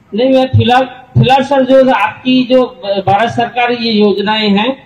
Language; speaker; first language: Hindi; non-native, local second language; Gujarati